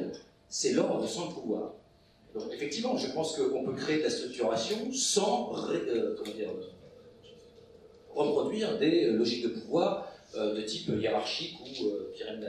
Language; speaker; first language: French; native; French